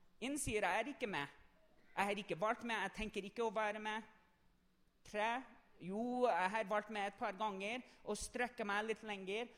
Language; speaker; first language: Norwegian; non-native, fluent; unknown